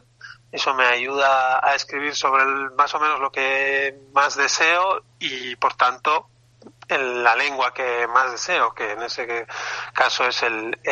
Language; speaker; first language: Spanish; non-native, local second language; Basque